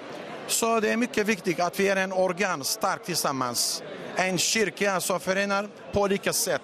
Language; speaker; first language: Swedish; non-native, fluent; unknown